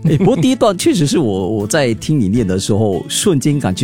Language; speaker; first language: Chinese; native; Chinese